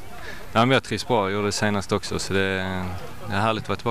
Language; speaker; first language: Swedish; native; Swedish